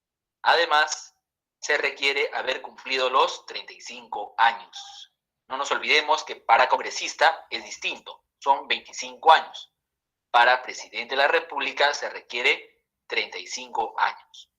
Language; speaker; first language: Spanish; native; Spanish